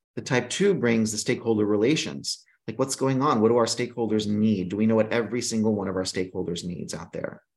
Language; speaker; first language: English; early bilingual, other home language; Greek